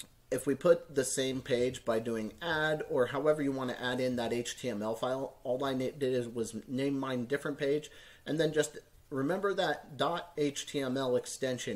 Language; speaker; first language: English; native; English